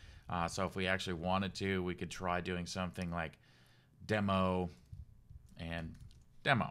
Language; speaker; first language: English; native; English